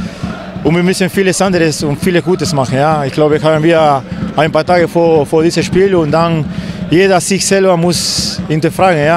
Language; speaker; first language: German; non-native, fluent; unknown